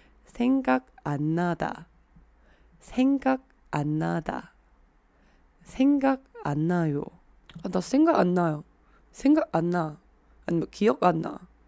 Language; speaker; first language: Korean; non-native, fluent; Chinese